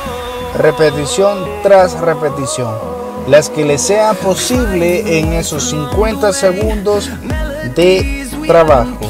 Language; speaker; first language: Spanish; native; Spanish